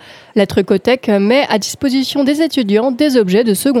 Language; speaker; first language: French; native; French